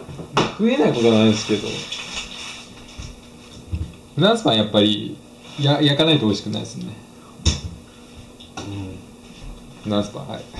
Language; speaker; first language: Japanese; native; Japanese